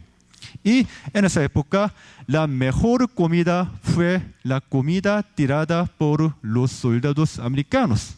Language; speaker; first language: Spanish; non-native, fluent; Korean